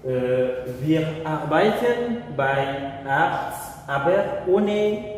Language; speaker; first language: German; non-native, fluent; Bambara